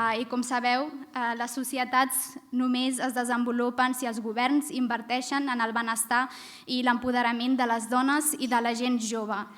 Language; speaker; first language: Catalan; early bilingual, other home language; Amharic